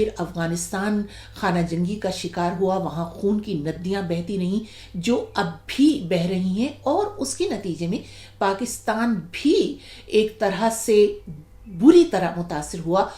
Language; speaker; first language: Urdu; native; Urdu